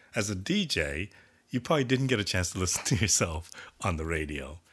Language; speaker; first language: English; native; English